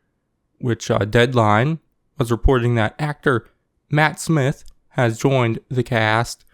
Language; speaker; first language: English; native; English